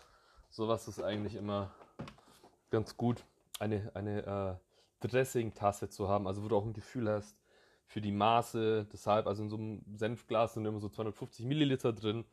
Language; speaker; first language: German; native; German